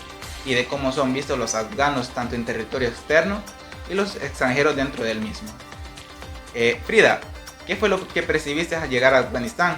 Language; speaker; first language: Spanish; native; Spanish